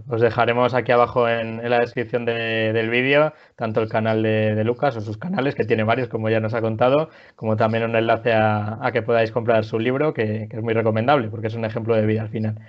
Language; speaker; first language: Spanish; native; Spanish